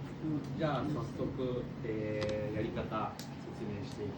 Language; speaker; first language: Japanese; native; Japanese